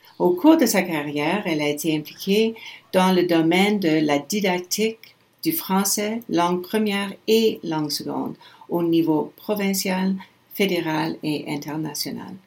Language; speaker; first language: French; non-native, local second language; English